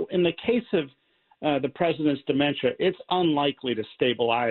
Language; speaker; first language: English; native; English